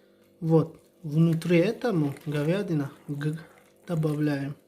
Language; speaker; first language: Russian; non-native, learner; Tajik